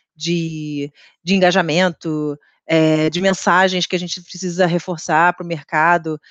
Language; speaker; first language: Portuguese; native; Portuguese